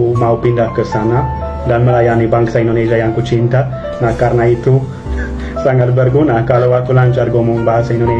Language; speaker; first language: Indonesian; non-native, fluent; Hungarian